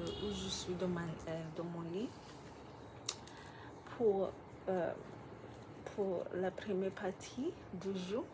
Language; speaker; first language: French; non-native, learner; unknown